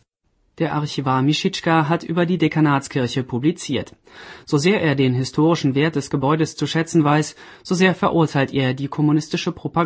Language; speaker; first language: German; native; German